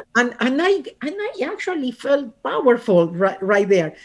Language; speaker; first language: English; non-native, fluent; Spanish